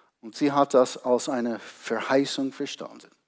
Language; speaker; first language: German; non-native, fluent; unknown